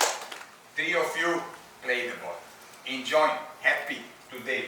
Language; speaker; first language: English; non-native, fluent; Indonesian